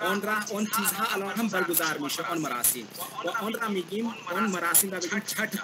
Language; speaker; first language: Persian; non-native, learner; Hindi